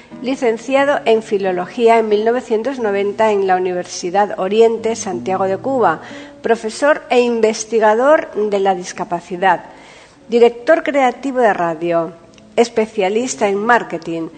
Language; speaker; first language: Spanish; native; Spanish